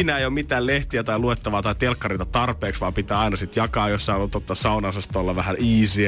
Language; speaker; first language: Finnish; native; Finnish